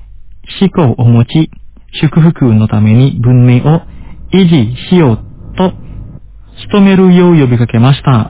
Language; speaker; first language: Japanese; non-native, fluent; Indonesian